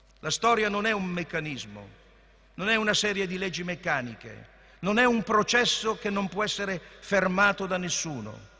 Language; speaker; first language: Italian; native; Italian